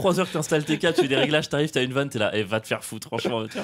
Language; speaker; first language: French; native; French